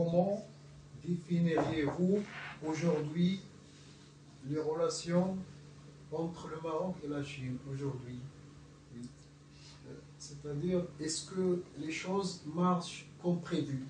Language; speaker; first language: French; non-native, local second language; Arabic